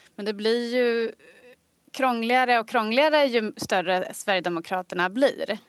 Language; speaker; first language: Swedish; native; Swedish